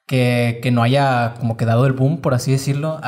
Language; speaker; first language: Spanish; native; Spanish